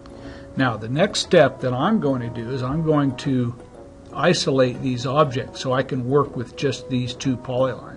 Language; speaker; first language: English; native; English